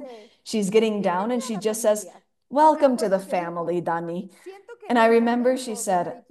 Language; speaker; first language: English; non-native, fluent; Spanish